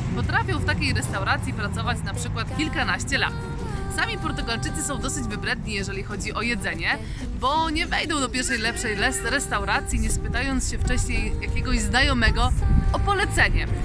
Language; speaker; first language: Polish; native; Polish